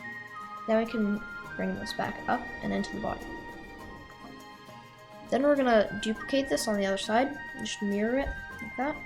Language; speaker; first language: English; native; English